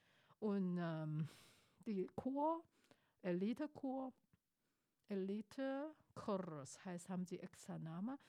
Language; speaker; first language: German; non-native, fluent; Chinese